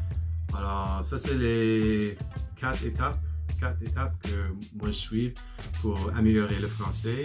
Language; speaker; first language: French; non-native, learner; English